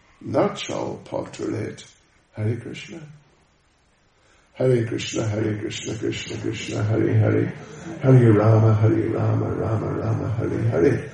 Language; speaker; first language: Russian; non-native, learner; English